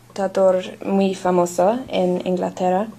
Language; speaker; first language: Spanish; non-native, learner; English